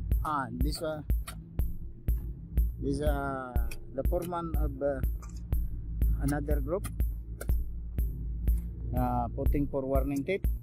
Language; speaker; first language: English; non-native, learner; Filipino